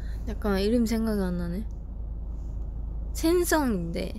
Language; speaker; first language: Korean; non-native, fluent; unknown